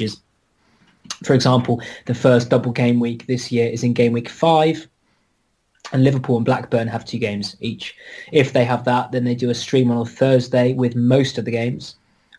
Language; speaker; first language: English; native; English